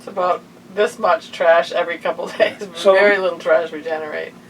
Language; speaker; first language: English; native; English